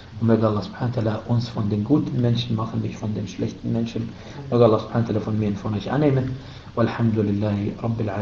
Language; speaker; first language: German; non-native, fluent; Arabic